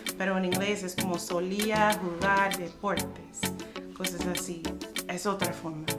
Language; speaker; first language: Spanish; non-native, fluent; English